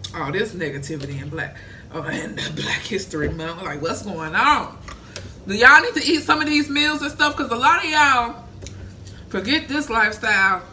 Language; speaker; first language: English; native; English